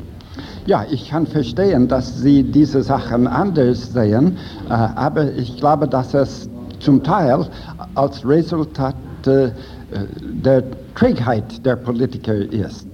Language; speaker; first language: German; non-native, fluent; English